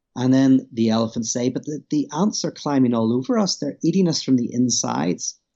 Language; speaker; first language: English; native; English